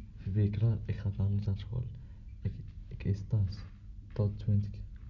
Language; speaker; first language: Dutch; non-native, learner; Arabic